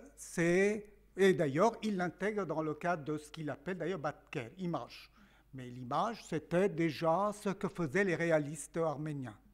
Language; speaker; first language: French; non-native, local second language; Armenian